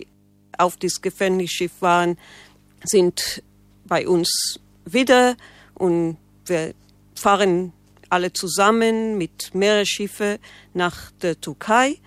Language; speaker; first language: German; non-native, learner; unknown